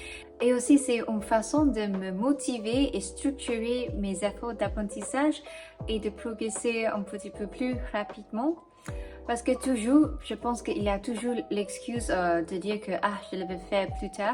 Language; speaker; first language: French; non-native, fluent; English